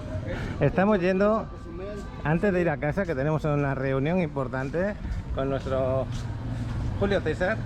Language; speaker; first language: Spanish; native; Spanish